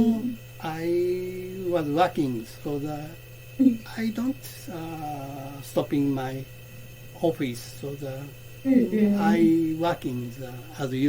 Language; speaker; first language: English; non-native, learner; Japanese